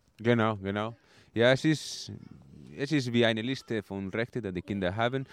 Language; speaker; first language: German; non-native, learner; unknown